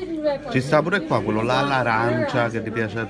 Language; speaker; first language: Italian; native; Italian